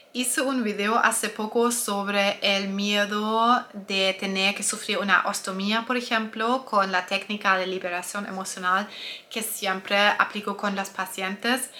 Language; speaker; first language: Spanish; non-native, fluent; German